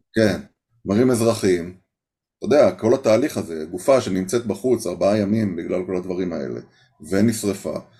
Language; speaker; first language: Hebrew; native; Hebrew